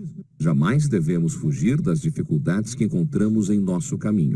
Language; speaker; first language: Portuguese; native; Portuguese